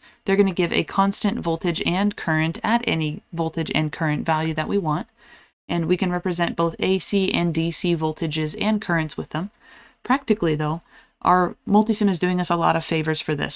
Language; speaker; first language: English; native; English